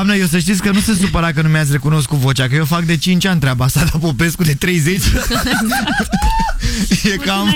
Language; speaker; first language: Romanian; native; Romanian